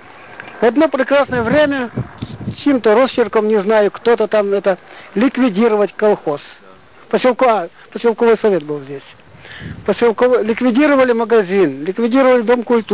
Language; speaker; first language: Russian; non-native, local second language; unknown